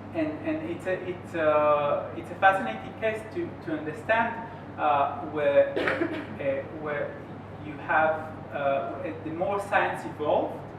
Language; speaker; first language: English; non-native, fluent; Hebrew